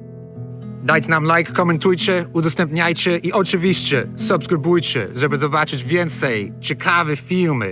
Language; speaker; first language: Polish; non-native, learner; English